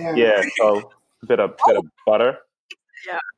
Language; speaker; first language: English; non-native, local second language; Filipino